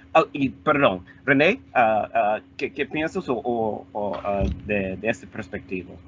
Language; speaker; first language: Spanish; non-native, fluent; English